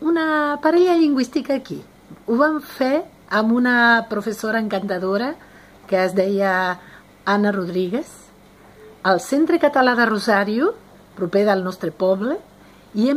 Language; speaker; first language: Catalan; non-native, fluent; Spanish